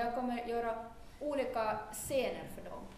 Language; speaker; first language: Swedish; non-native, fluent; Russian